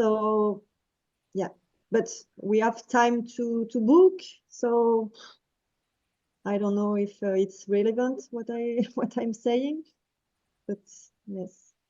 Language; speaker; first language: English; non-native, fluent; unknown